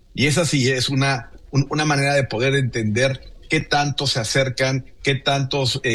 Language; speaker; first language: Spanish; native; Spanish